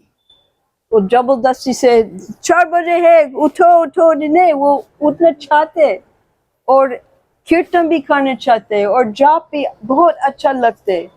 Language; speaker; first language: Hindi; non-native, learner; English